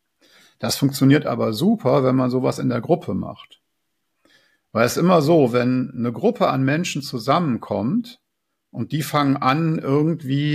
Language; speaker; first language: German; native; German